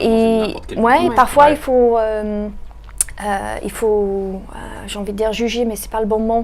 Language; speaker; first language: French; native; French